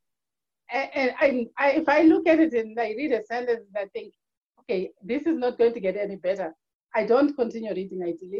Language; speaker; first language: English; non-native, local second language; Shona